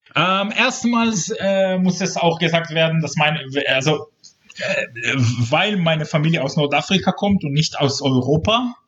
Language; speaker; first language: German; non-native, fluent; Hebrew